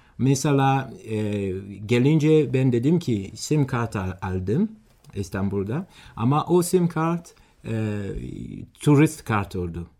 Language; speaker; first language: Turkish; non-native, learner; Swahili